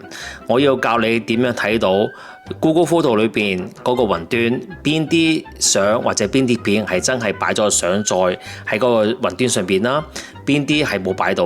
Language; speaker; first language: Cantonese; native; Cantonese